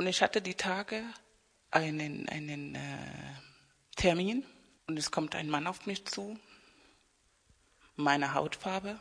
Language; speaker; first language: German; non-native, fluent; Spanish